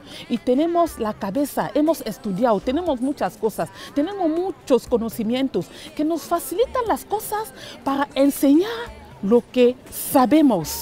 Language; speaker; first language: Spanish; non-native, fluent; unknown